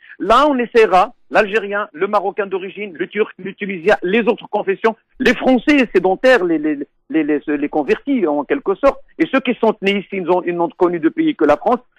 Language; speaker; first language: French; non-native, local second language; Arabic